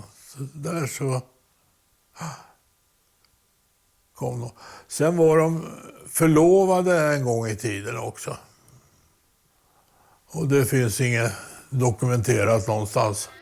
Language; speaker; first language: Swedish; native; Swedish